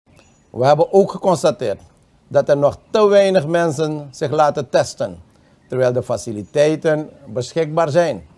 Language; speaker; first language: Dutch; native; Dutch